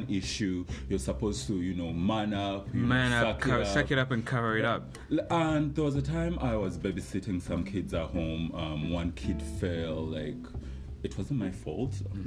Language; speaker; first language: English; non-native, local second language; Ganda